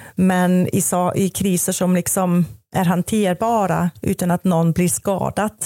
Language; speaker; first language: Swedish; non-native, fluent; German